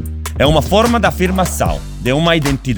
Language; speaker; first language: Portuguese; native; Portuguese